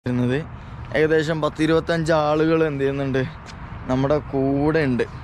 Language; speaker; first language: Malayalam; native; Malayalam